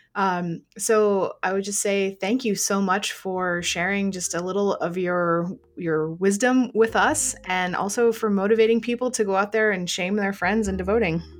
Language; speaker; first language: English; native; English